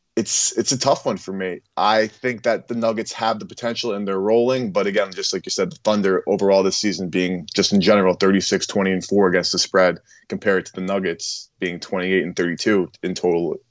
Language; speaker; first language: English; native; English